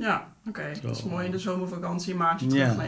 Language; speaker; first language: Dutch; native; Dutch